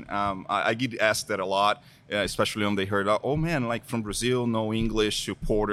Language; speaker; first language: English; non-native, fluent; Portuguese